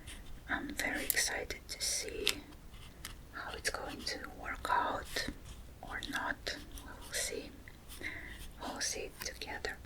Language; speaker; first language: English; non-native, fluent; Russian